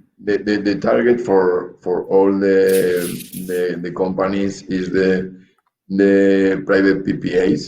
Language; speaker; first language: English; non-native, learner; Spanish